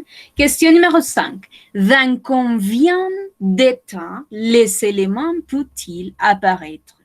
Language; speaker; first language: French; non-native, fluent; Spanish